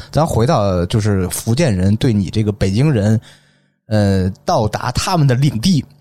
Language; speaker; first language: Chinese; native; Chinese